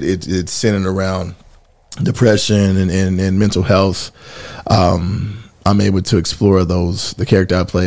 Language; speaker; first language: English; native; English